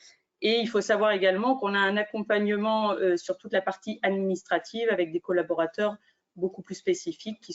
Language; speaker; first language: French; native; French